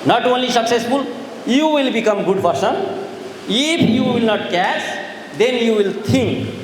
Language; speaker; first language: English; non-native, local second language; Nepali